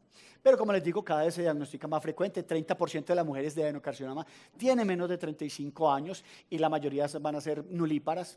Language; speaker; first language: Spanish; native; Spanish